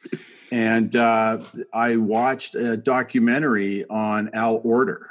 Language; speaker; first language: English; native; English